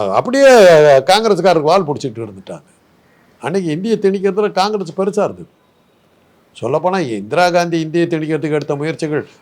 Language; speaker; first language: Tamil; non-native, local second language; Telugu